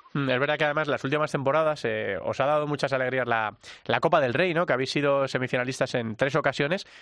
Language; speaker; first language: Spanish; native; Spanish